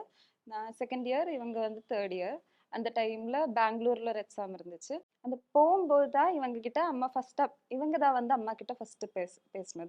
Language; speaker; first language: Tamil; non-native, local second language; Malayalam